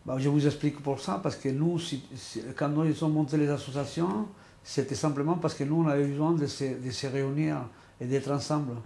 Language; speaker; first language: French; non-native, fluent; Spanish